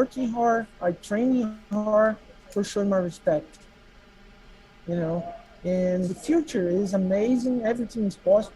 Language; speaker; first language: English; non-native, learner; Portuguese